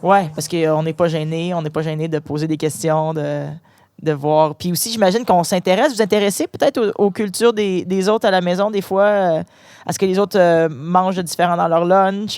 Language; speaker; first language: French; native; French